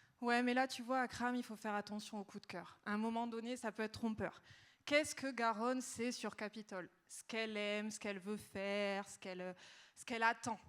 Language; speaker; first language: French; native; French